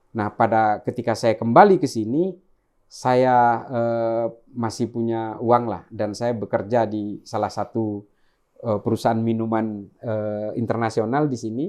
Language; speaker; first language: Indonesian; non-native, local second language; Madurese